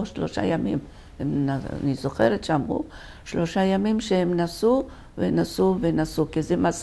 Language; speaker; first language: Hebrew; non-native, fluent; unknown